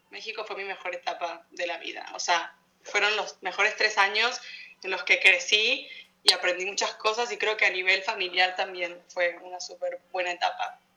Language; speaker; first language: Spanish; native; Spanish